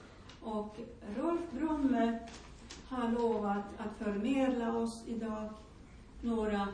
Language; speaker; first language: Swedish; non-native, local second language; Finnish